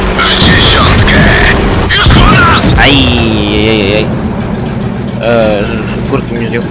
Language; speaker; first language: Polish; native; Polish